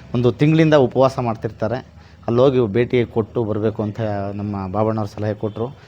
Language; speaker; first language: Kannada; native; Kannada